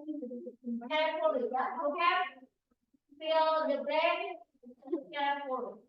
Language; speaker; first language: English; non-native, learner; Indonesian